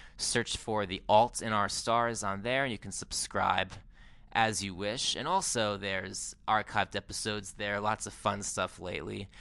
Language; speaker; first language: English; native; English